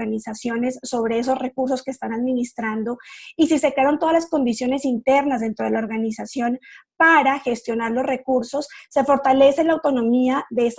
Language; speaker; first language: Spanish; native; Spanish